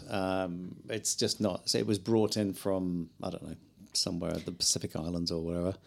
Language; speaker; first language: English; native; English